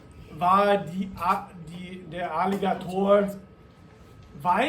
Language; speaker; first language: German; non-native, fluent; English